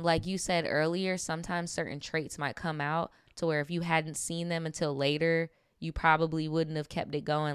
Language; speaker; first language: English; native; English